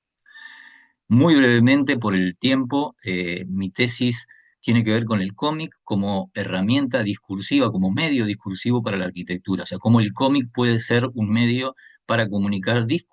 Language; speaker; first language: Spanish; native; Spanish